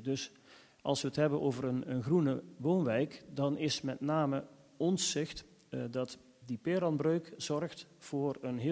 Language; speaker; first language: Dutch; native; Dutch